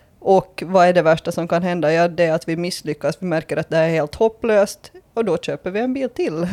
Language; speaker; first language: Swedish; native; Swedish